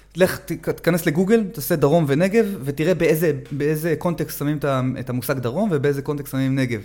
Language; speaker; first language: Hebrew; native; Hebrew